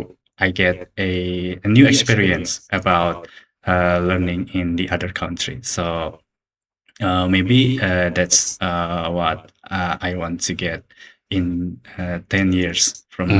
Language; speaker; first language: English; non-native, learner; Indonesian